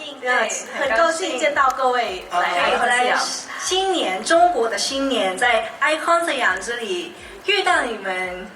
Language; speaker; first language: Chinese; non-native, fluent; Thai